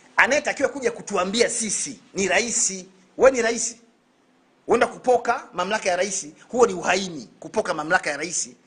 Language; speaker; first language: Swahili; native; Swahili